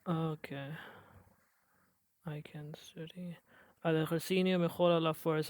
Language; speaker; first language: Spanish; non-native, learner; English